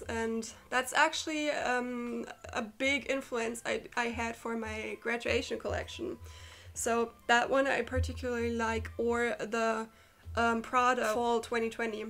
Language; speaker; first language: English; non-native, fluent; German